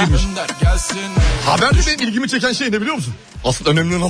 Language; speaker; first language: Turkish; native; Turkish